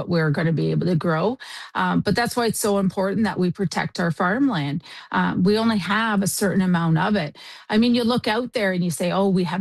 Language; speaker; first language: English; native; English